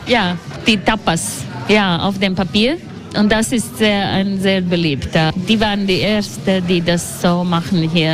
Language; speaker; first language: German; non-native, fluent; Latvian